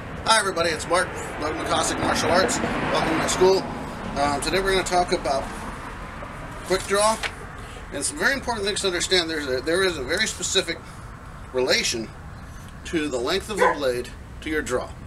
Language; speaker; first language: English; native; English